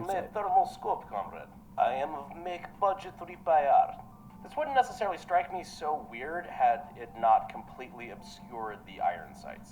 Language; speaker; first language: English; native; English